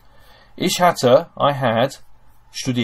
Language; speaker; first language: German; non-native, fluent; English